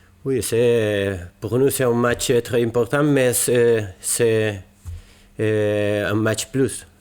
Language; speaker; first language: French; non-native, learner; Spanish